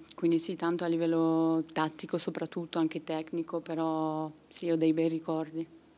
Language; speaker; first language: Italian; non-native, fluent; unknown